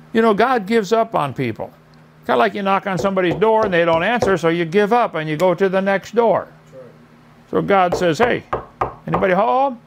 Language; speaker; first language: English; native; English